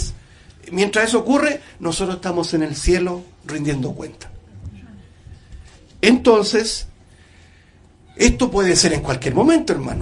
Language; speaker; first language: Spanish; native; Spanish